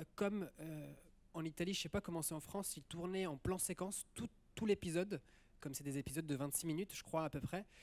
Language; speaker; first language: French; early bilingual, other home language; Italian